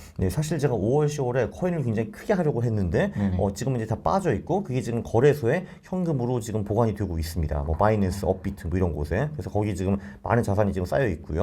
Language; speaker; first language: Korean; native; Korean